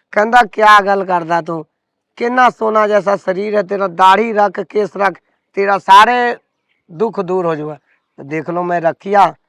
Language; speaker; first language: Punjabi; early bilingual, other home language; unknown